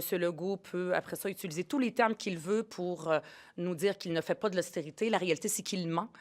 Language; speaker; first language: French; early bilingual, other home language; Arabic